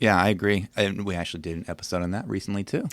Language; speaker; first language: English; native; English